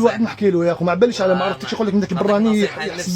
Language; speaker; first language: Arabic; native; Arabic